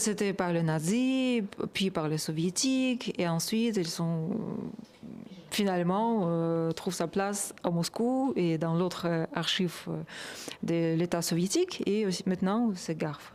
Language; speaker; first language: French; non-native, fluent; Russian